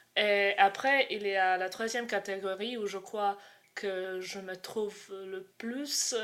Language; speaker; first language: French; non-native, fluent; Croatian